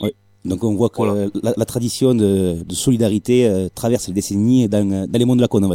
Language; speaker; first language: French; native; French